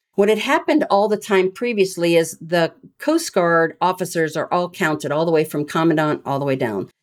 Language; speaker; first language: English; native; English